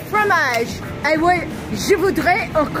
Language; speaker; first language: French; non-native, learner; English